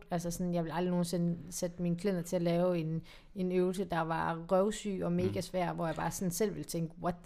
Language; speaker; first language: Danish; native; Danish